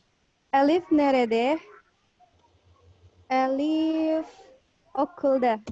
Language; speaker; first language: Turkish; non-native, learner; Indonesian